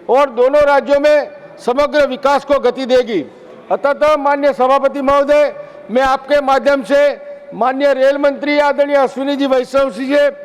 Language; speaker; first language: Hindi; non-native, local second language; Gujarati